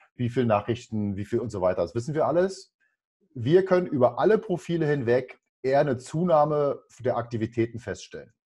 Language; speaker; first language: German; native; German